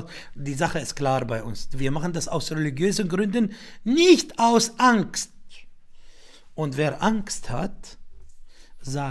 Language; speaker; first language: German; non-native, fluent; Arabic